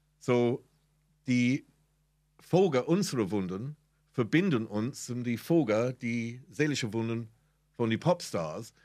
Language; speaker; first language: German; non-native, fluent; English